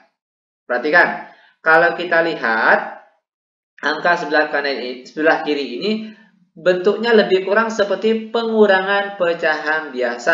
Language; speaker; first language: Indonesian; native; Indonesian